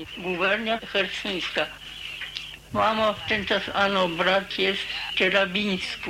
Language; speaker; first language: Polish; early bilingual, heritage; Polish